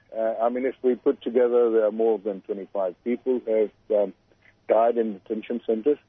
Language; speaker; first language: English; non-native, local second language; Urdu